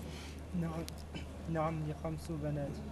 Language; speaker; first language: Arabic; non-native, learner; French